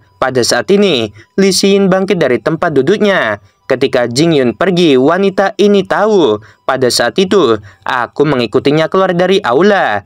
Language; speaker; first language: Indonesian; native; Indonesian